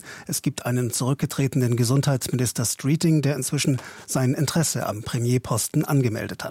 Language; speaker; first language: German; native; German